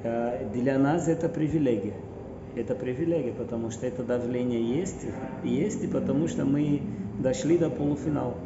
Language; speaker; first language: Russian; non-native, fluent; Portuguese